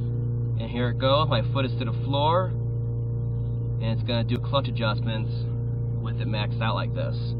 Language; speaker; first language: English; native; English